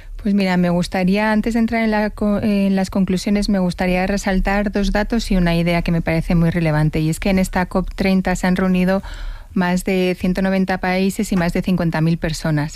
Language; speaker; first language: Spanish; native; Spanish